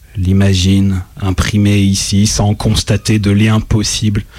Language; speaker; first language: French; native; French